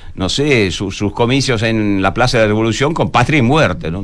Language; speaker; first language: Spanish; non-native, fluent; Italian